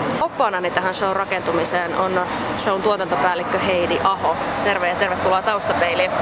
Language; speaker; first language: Finnish; native; Finnish